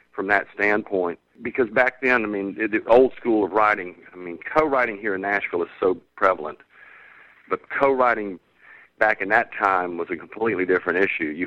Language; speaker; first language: English; native; English